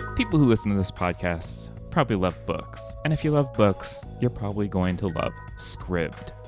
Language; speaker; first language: English; native; English